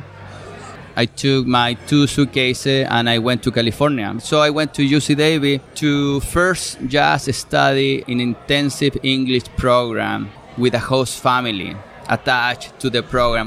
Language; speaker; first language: English; non-native, fluent; Spanish